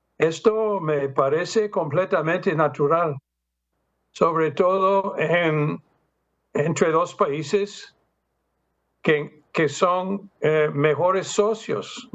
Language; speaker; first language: Spanish; non-native, fluent; English